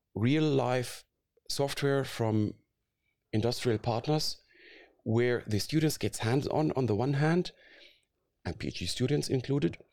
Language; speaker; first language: English; non-native, fluent; Arabic